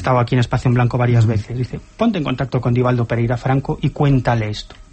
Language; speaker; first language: Spanish; native; Spanish